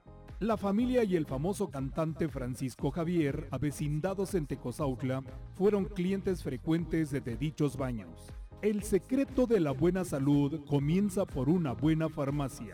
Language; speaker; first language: Spanish; native; Spanish